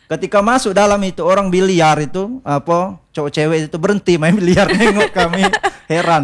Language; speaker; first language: Indonesian; native; Indonesian